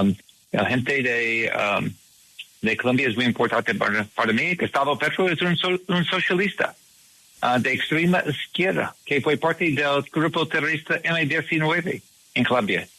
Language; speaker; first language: Spanish; non-native, learner; English